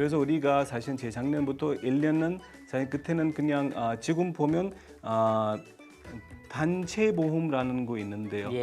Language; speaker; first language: Korean; non-native, fluent; Urdu